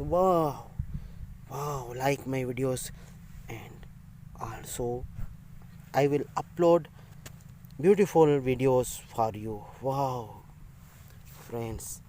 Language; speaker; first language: English; non-native, learner; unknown